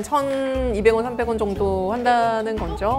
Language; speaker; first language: Korean; native; Korean